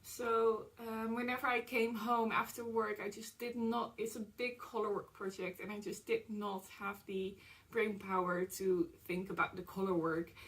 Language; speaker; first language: English; non-native, fluent; Dutch